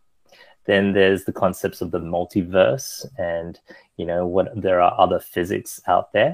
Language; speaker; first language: English; early bilingual, other home language; Chinese